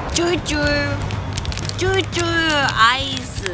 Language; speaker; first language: Korean; non-native, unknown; Cantonese